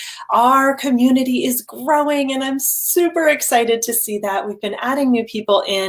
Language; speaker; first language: English; native; English